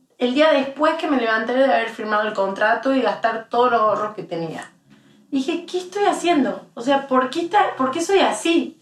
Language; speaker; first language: Spanish; native; Spanish